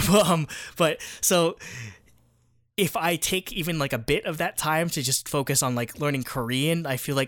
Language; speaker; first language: English; early bilingual, other home language; Filipino